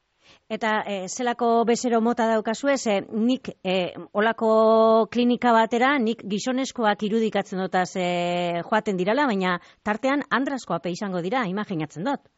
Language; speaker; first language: Basque; native; Basque